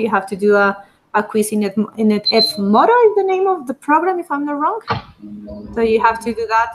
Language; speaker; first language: English; non-native, fluent; Spanish